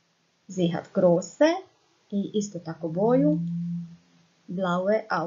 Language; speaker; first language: German; non-native, fluent; Croatian